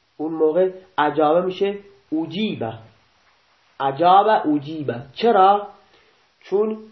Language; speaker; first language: Persian; non-native, local second language; Baluchi